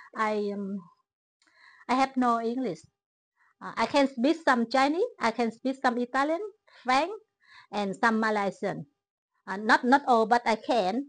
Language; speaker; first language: English; non-native, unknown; Vietnamese